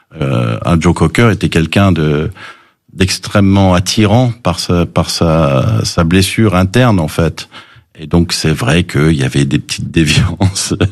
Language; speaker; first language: French; early bilingual, other home language; English